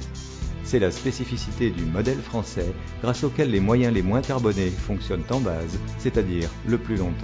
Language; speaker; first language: French; native; French